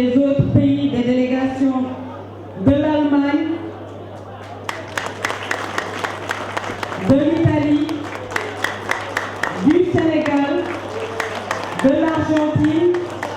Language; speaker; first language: French; non-native, local second language; Jola-Fonyi